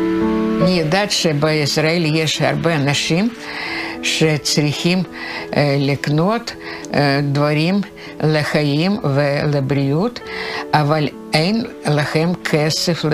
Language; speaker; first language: Hebrew; non-native, learner; Russian